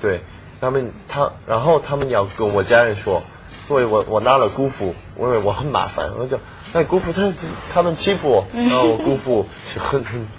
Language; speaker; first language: Chinese; non-native, learner; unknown